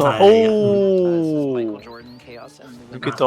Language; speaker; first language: Japanese; native; Japanese